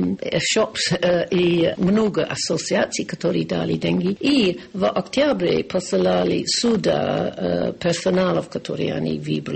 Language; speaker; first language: Russian; non-native, learner; English